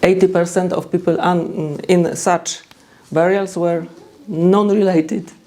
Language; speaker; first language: English; non-native, fluent; Polish